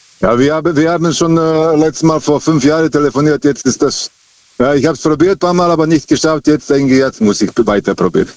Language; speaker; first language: German; non-native, fluent; Serbian